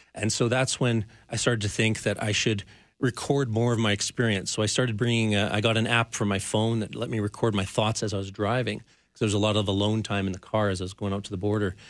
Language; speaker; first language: English; native; English